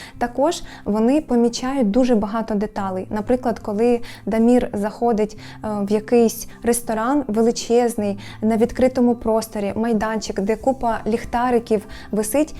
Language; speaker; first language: Ukrainian; native; Ukrainian